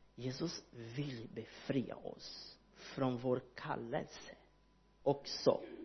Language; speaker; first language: Swedish; non-native, learner; Portuguese